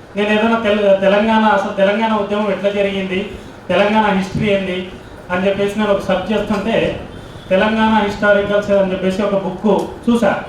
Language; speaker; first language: Telugu; non-native, local second language; Lambadi